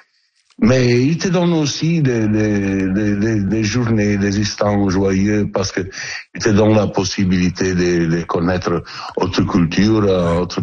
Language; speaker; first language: French; non-native, learner; Italian